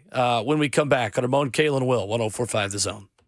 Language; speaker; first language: English; native; English